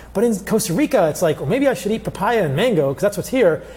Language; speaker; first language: English; early bilingual, other home language; Italian